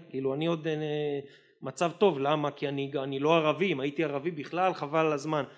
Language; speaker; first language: Hebrew; native; Hebrew